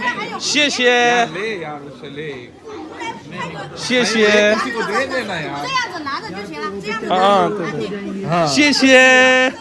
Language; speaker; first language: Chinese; non-native, learner; Urdu